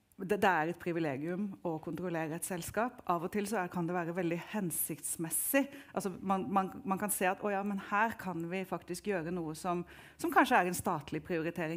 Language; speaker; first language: Norwegian; native; Norwegian